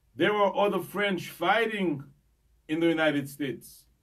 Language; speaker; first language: English; non-native, fluent; Haitian Creole